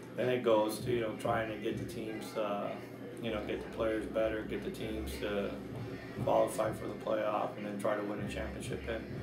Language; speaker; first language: English; native; English